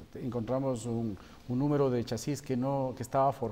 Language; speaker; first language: Spanish; native; Spanish